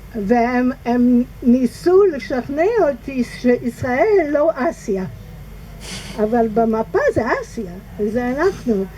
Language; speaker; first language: Hebrew; non-native, fluent; English